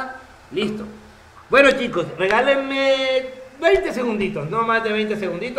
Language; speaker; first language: Spanish; native; Spanish